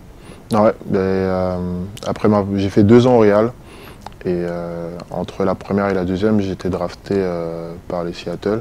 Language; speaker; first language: French; native; French